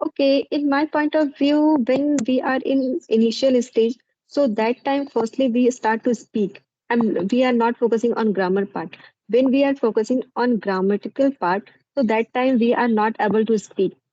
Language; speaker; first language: English; non-native, learner; Hindi